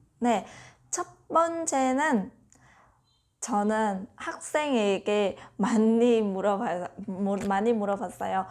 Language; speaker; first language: Korean; non-native, learner; Vietnamese